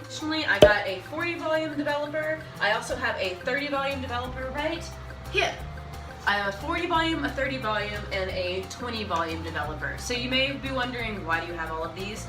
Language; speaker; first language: English; native; English